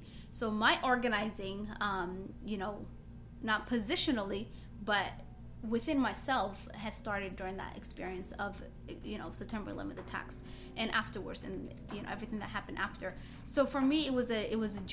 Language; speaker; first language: English; native; English